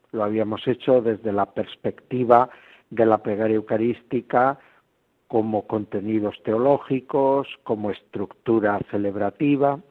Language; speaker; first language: Spanish; native; Spanish